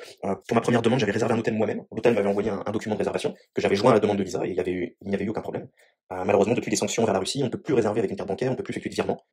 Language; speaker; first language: French; native; French